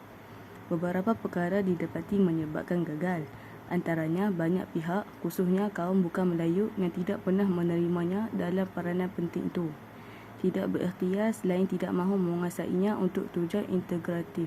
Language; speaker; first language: Malay; native; Malay